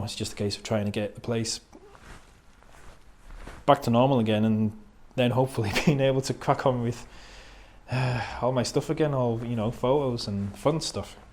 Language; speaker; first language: English; native; English